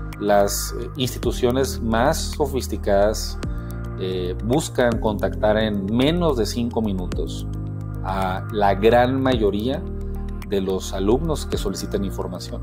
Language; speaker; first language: Spanish; native; Spanish